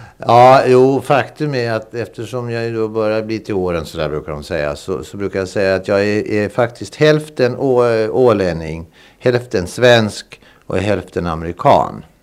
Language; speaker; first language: Swedish; native; Swedish